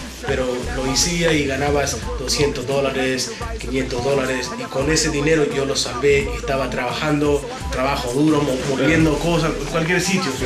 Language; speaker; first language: Spanish; early bilingual, heritage; Spanish